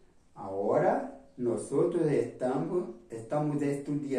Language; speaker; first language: Spanish; non-native, fluent; Portuguese